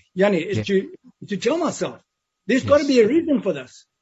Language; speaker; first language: English; native; English